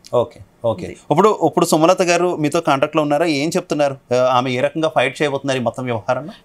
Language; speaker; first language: Telugu; native; Telugu